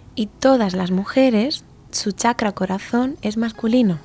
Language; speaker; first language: Spanish; native; Spanish